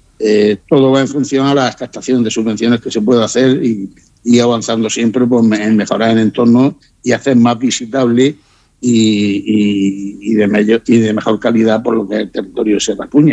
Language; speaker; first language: Spanish; native; Spanish